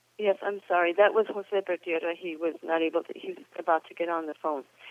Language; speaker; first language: English; native; English